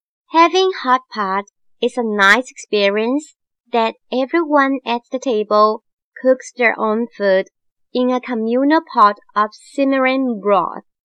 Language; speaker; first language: English; non-native, fluent; Chinese